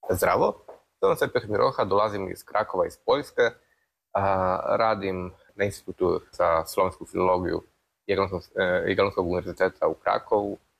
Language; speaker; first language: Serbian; non-native, fluent; Polish